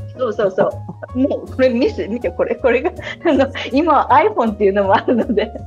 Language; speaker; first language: Japanese; native; Japanese